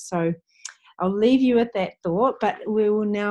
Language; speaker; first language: English; native; English